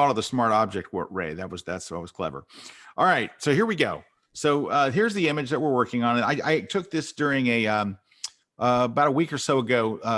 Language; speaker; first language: English; native; English